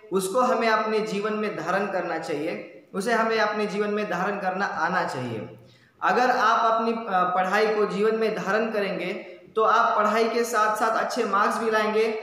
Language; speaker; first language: Hindi; non-native, local second language; Marathi